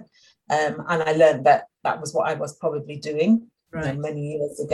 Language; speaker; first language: English; native; English